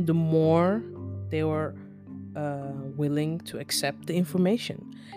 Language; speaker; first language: English; non-native, fluent; Dutch